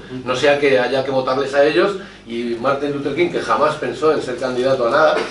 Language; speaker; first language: Spanish; native; Spanish